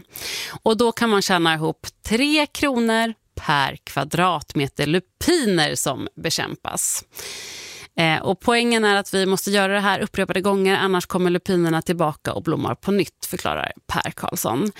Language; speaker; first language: Swedish; native; Swedish